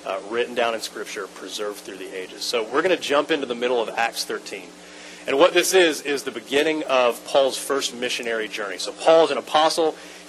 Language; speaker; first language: English; native; English